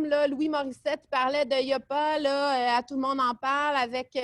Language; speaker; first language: French; native; French